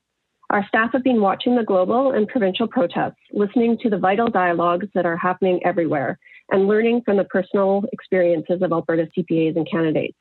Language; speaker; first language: English; native; English